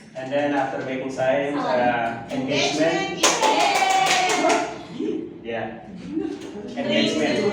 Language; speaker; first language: English; non-native, learner; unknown